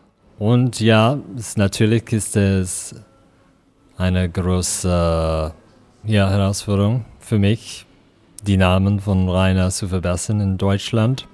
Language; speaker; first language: German; non-native, fluent; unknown